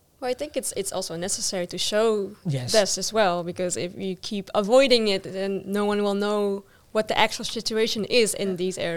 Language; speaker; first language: English; non-native, fluent; Dutch